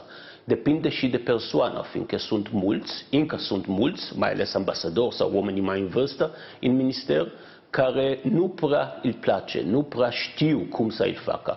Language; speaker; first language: Romanian; non-native, fluent; Hebrew